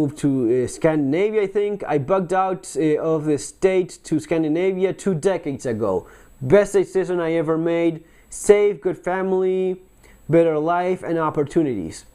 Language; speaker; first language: English; non-native, fluent; Spanish